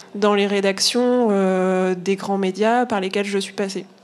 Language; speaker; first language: French; native; French